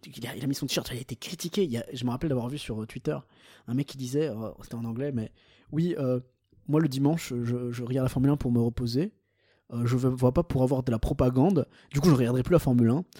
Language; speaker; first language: French; early bilingual, other home language; Portuguese